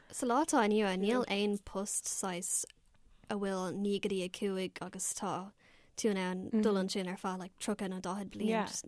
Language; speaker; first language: Irish; non-native, local second language; English